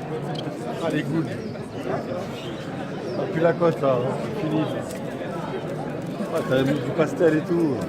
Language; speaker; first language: French; native; French